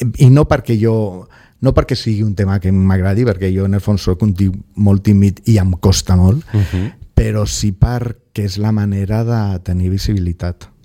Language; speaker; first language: Catalan; non-native, local second language; Spanish